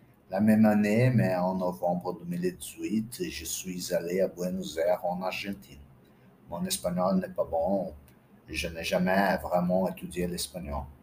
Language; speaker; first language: French; non-native, fluent; Portuguese